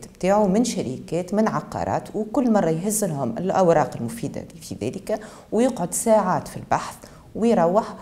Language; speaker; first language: Arabic; native; Arabic